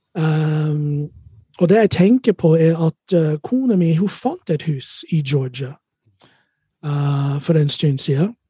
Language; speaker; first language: Norwegian; non-native, fluent; English